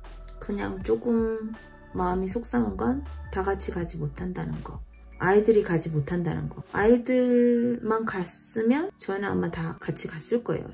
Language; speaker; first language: Korean; native; Korean